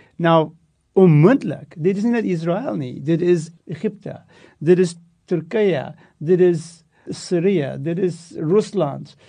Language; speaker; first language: Afrikaans; non-native, local second language; English